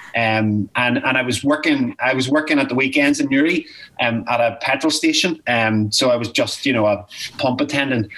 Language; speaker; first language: English; native; English